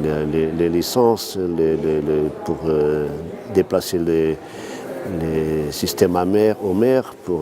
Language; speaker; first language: French; non-native, fluent; Portuguese